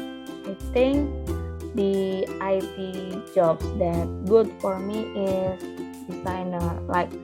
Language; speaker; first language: English; non-native, learner; Indonesian